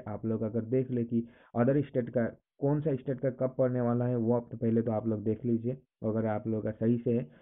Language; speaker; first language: Hindi; non-native, local second language; Assamese